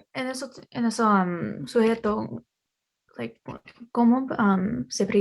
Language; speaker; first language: Spanish; non-native, learner; English